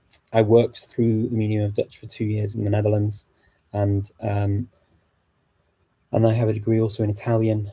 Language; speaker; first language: English; native; English